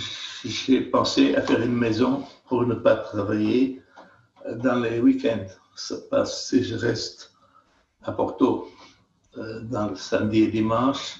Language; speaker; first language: French; non-native, fluent; Portuguese